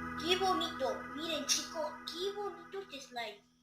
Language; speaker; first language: Spanish; native; Spanish